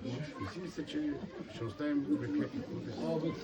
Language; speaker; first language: Bulgarian; non-native, local second language; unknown